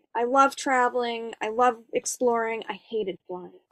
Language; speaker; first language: English; native; English